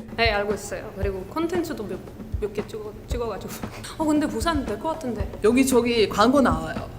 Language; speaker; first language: Korean; non-native, fluent; Ukrainian